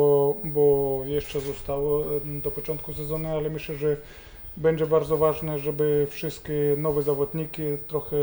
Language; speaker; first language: Polish; non-native, fluent; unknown